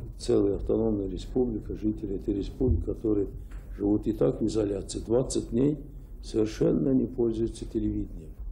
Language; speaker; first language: Russian; non-native, local second language; Azerbaijani